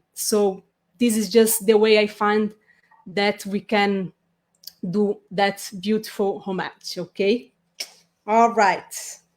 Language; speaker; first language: English; non-native, fluent; Portuguese